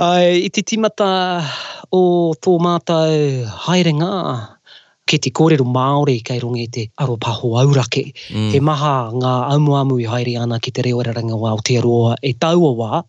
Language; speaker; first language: Māori; non-native, local second language; English